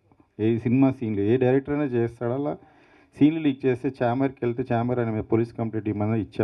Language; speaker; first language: Telugu; native; Telugu